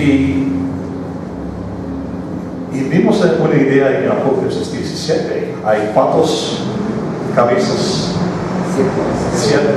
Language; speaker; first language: Spanish; non-native, fluent; English